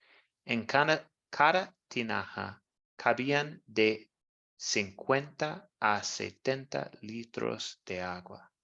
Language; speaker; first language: Spanish; non-native, fluent; English